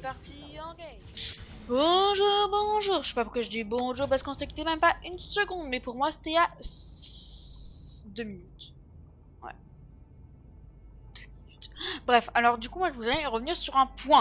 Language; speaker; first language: French; native; French